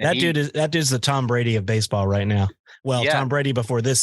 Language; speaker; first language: English; native; English